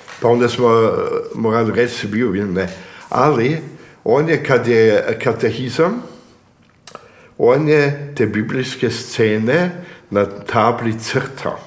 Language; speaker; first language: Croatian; early bilingual, heritage; Croatian